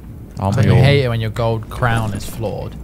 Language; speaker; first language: English; native; English